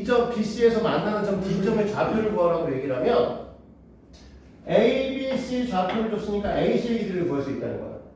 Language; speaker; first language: Korean; native; Korean